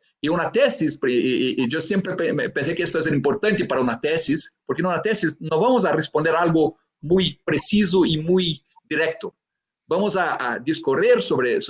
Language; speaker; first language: Spanish; non-native, fluent; Portuguese